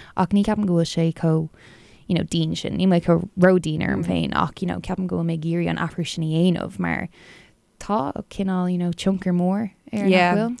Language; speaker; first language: Irish; non-native, local second language; English